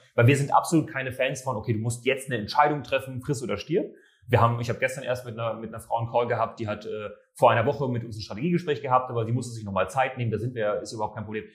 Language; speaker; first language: German; native; German